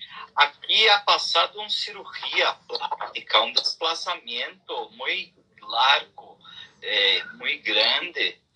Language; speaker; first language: Spanish; non-native, learner; Portuguese